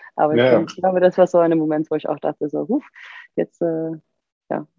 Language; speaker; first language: German; non-native, fluent; Swedish